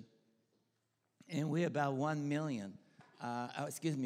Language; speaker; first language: English; non-native, fluent; Bulgarian